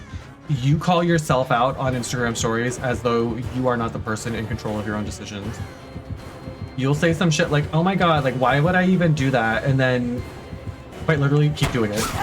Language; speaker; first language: English; native; English